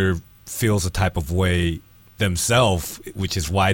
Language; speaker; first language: English; native; English